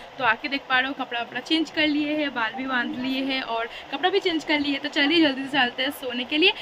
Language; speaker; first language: Hindi; non-native, local second language; Bangla